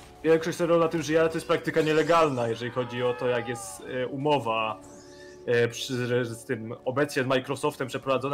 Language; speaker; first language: Polish; native; Polish